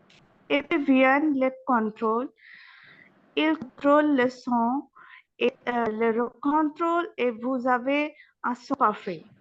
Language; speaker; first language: French; non-native, learner; Bangla